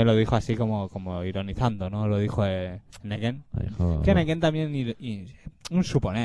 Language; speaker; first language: Spanish; native; Spanish